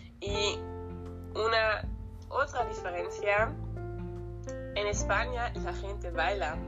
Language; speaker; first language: Spanish; non-native, learner; German